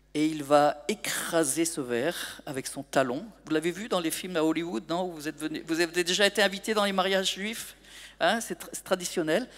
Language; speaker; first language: French; native; French